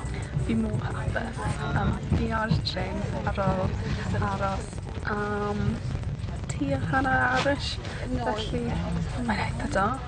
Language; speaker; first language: Welsh; non-native, local second language; English